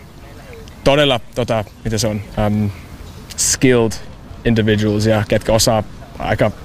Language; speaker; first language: Finnish; non-native, fluent; English